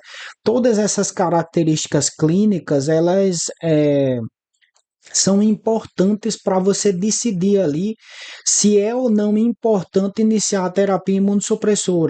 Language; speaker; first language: Portuguese; native; Portuguese